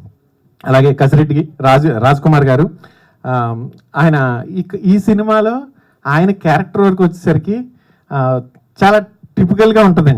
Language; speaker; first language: Telugu; native; Telugu